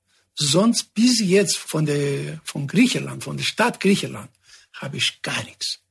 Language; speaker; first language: German; non-native, fluent; Greek